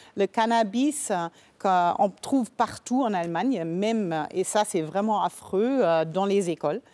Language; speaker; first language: French; non-native, fluent; German